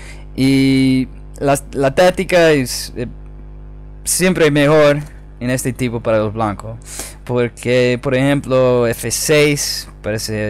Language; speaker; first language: Spanish; non-native, fluent; English